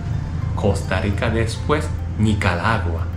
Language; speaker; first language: Spanish; non-native, learner; Japanese